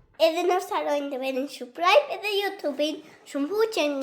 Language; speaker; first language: Albanian; early bilingual, heritage; Albanian